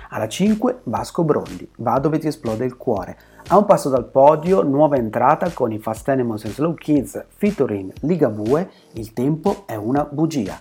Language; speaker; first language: Italian; native; Italian